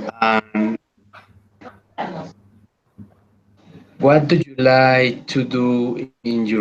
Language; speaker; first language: English; non-native, learner; Spanish